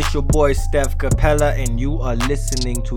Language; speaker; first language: English; non-native, local second language; Swahili